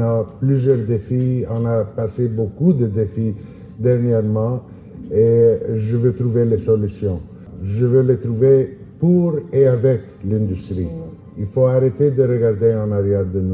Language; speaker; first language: French; non-native, local second language; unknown